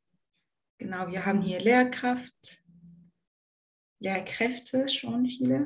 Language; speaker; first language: German; non-native, fluent; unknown